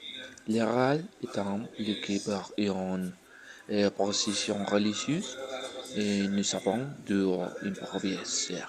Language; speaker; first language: French; non-native, learner; Spanish